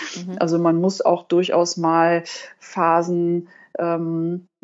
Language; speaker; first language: German; native; German